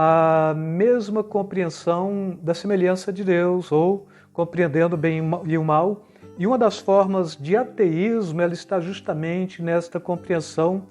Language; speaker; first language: Portuguese; native; Portuguese